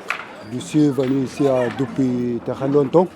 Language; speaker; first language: French; non-native, learner; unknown